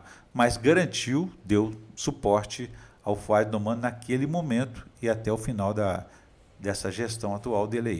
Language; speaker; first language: Portuguese; native; Portuguese